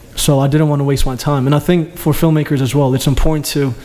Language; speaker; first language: English; early bilingual, other home language; Albanian